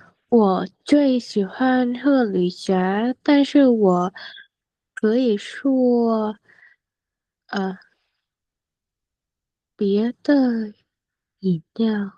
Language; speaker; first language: Chinese; non-native, learner; Vietnamese